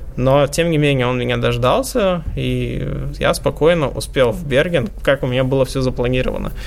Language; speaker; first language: Russian; native; Russian